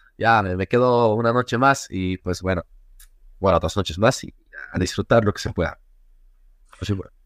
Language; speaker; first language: Spanish; native; Spanish